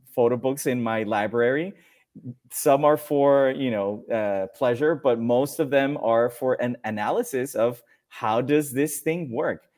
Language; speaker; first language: English; non-native, fluent; Spanish